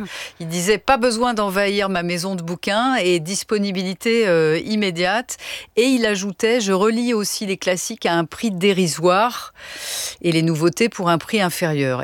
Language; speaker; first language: French; native; French